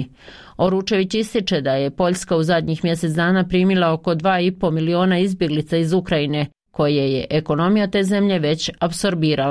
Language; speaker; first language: Croatian; native; Croatian